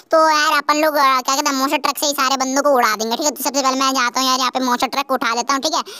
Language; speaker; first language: Hindi; native; Hindi